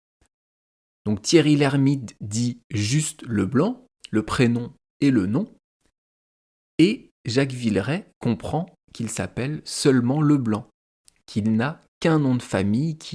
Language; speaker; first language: French; native; French